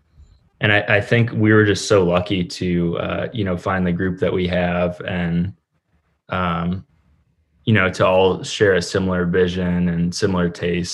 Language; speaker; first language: English; native; English